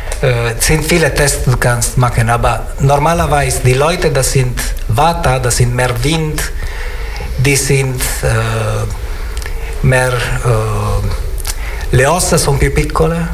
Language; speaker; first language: German; non-native, learner; Italian